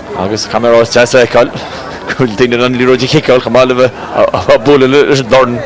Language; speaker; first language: Irish; native; Irish